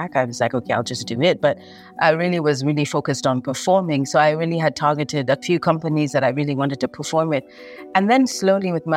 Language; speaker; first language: English; native; English